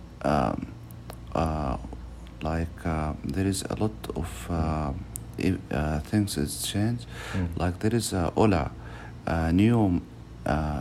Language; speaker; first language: English; non-native, learner; Arabic